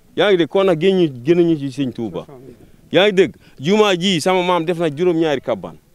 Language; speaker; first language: Wolof; non-native, local second language; Fula